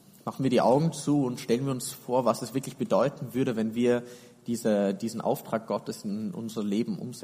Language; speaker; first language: German; native; German